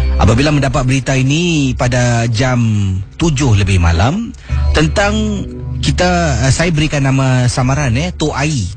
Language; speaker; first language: Malay; native; Malay